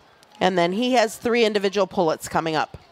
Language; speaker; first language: English; native; English